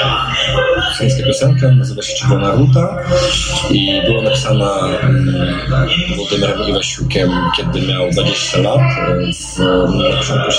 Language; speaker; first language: Polish; non-native, fluent; Russian